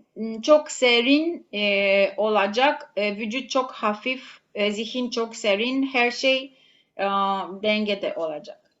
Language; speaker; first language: Turkish; non-native, learner; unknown